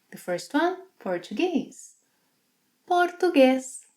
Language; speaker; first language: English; non-native, fluent; Portuguese